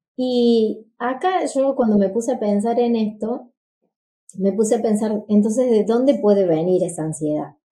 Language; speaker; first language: Spanish; native; Spanish